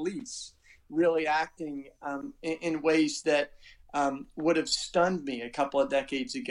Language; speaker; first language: English; native; English